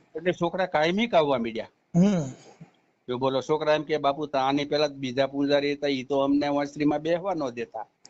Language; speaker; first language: Gujarati; native; Gujarati